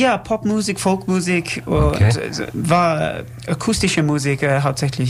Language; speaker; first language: German; non-native, learner; English